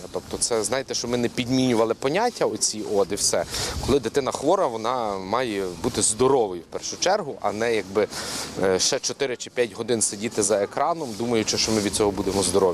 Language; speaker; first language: Ukrainian; native; Ukrainian